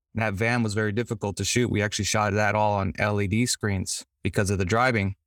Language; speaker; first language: English; native; English